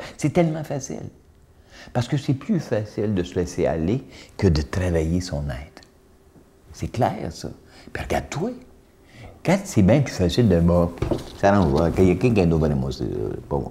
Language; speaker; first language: French; native; French